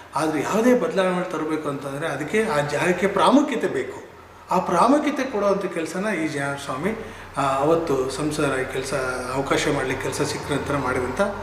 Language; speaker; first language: Kannada; native; Kannada